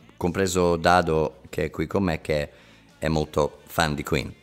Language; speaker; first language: Italian; non-native, fluent; English